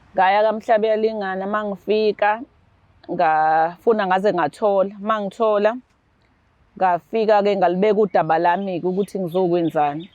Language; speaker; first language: Zulu; native; Zulu